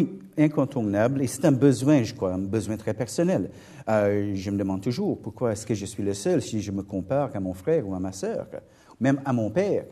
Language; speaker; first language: French; non-native, fluent; English